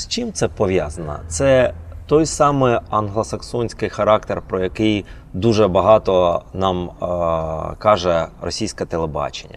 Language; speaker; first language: Ukrainian; native; Ukrainian